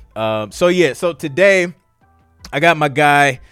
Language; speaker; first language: English; native; English